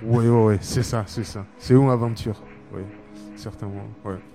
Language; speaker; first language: French; non-native, fluent; Chinese